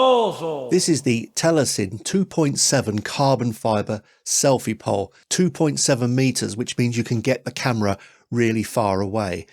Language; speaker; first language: English; native; English